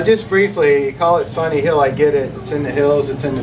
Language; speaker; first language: English; native; English